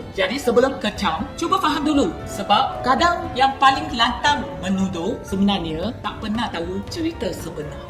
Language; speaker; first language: Malay; non-native, local second language; Chinese